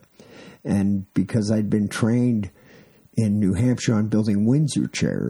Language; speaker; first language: English; native; English